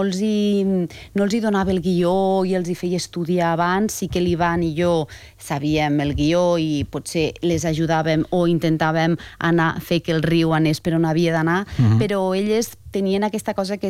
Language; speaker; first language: Catalan; native; Catalan